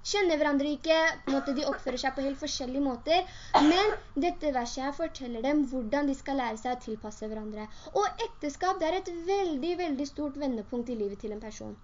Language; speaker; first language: Norwegian; early bilingual, other home language; Urdu